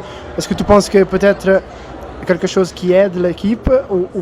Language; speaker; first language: French; non-native, learner; Italian